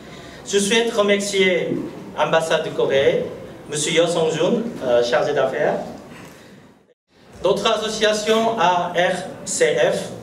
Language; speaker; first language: French; non-native, fluent; Korean